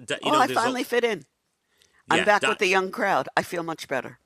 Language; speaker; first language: English; native; English